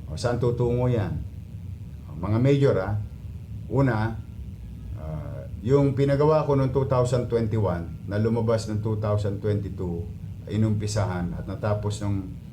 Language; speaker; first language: Filipino; native; Filipino